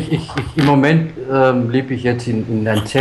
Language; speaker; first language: German; non-native, local second language; Afrikaans